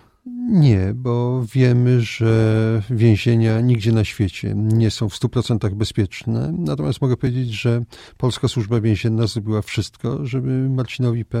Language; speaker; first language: Polish; native; Polish